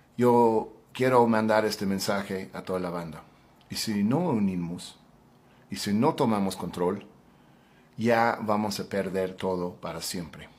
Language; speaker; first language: Spanish; non-native, fluent; English